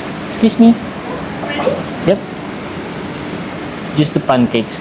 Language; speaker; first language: English; non-native, local second language; Filipino